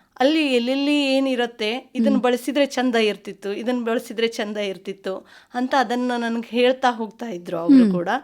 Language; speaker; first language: Kannada; non-native, local second language; Lambadi